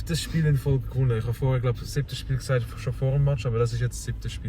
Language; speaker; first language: German; native; German